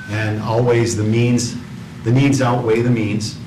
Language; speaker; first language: English; native; English